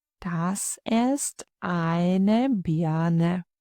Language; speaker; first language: German; non-native, fluent; Ukrainian